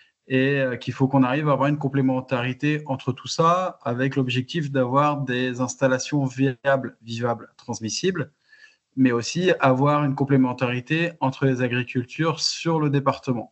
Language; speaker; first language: French; native; French